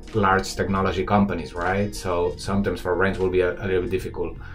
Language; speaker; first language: English; non-native, fluent; Spanish